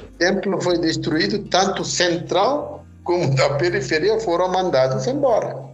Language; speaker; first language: Portuguese; non-native, fluent; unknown